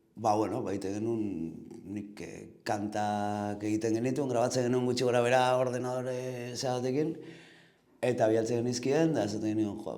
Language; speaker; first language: Basque; native; Basque